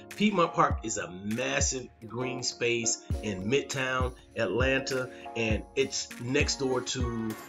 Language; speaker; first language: English; native; English